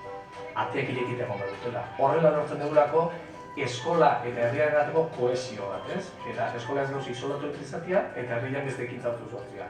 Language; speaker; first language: Basque; native; Basque